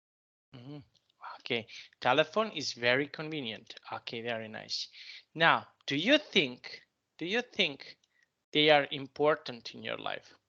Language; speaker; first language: English; non-native, fluent; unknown